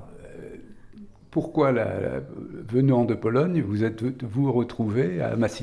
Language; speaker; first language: French; native; French